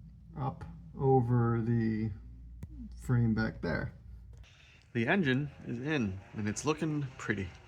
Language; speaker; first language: English; native; English